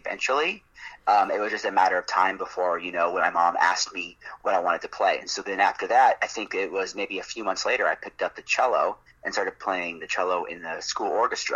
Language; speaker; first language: English; native; English